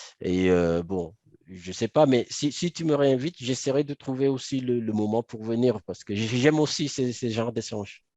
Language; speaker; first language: French; non-native, local second language; Wolof